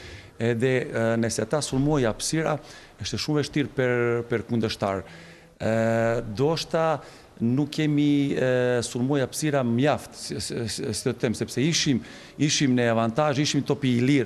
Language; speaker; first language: Albanian; non-native, learner; Serbian